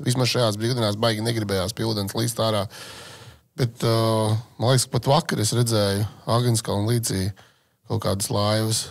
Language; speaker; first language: Latvian; native; Latvian